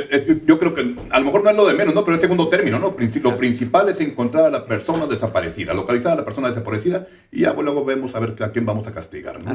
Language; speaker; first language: Spanish; native; Spanish